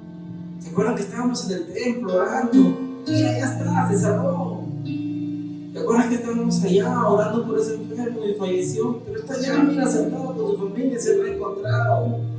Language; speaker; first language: Spanish; native; Spanish